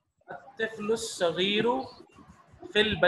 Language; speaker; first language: Arabic; non-native, fluent; Urdu